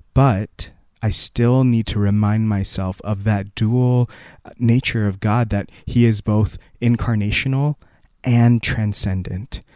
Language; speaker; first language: English; early bilingual, other home language; Korean